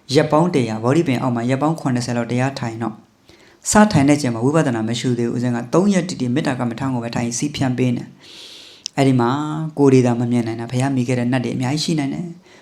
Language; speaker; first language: Burmese; native; Burmese